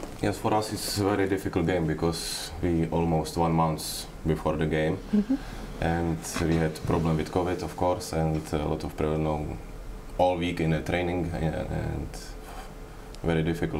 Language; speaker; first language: English; non-native, learner; Czech